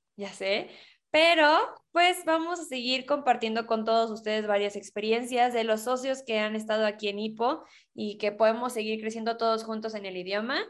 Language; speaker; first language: Spanish; native; Spanish